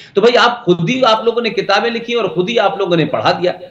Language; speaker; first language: Hindi; native; Hindi